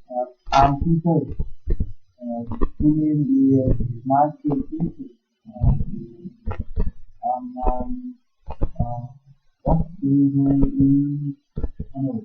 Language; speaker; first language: English; non-native, learner; Vietnamese